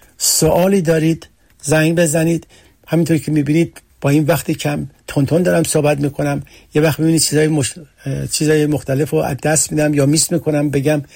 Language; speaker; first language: Persian; early bilingual, heritage; Persian